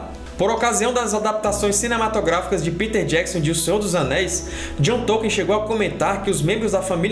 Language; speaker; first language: Portuguese; native; Portuguese